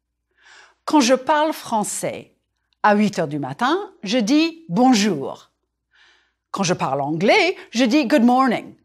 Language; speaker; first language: French; non-native, fluent; English